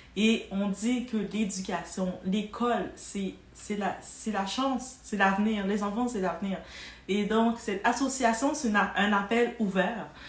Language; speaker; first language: French; non-native, local second language; Haitian Creole